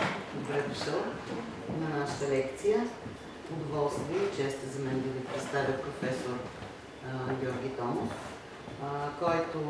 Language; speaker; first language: Bulgarian; native; Bulgarian